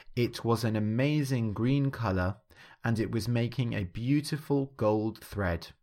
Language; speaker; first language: English; native; English